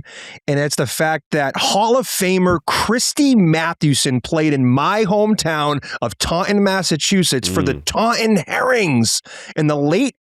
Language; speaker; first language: English; native; English